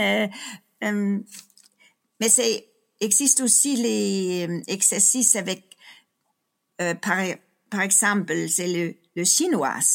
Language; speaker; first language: French; non-native, fluent; Danish